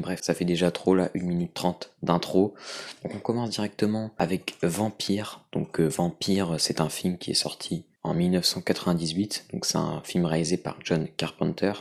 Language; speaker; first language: French; native; French